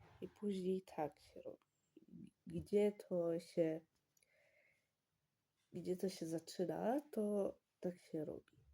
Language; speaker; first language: Polish; early bilingual, heritage; Polish